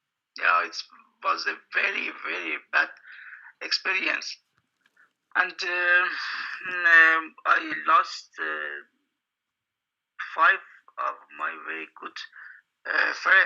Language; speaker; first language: English; non-native, fluent; Persian